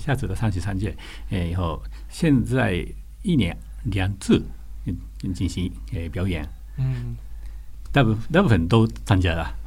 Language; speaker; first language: Chinese; non-native, learner; Japanese